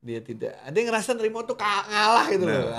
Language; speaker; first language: Indonesian; non-native, local second language; Javanese